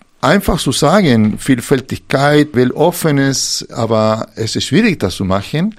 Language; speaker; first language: German; non-native, fluent; Spanish